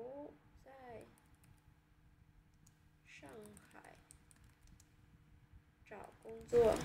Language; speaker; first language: Chinese; non-native, learner; Vietnamese